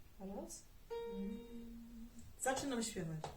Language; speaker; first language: Polish; early bilingual, heritage; German